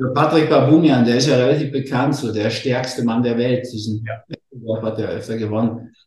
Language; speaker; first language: German; native; German